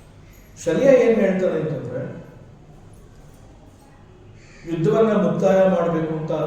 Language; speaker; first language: Kannada; native; Kannada